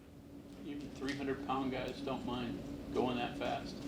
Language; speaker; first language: English; native; English